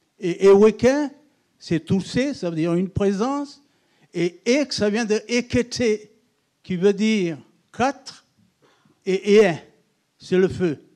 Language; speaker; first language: French; non-native, local second language; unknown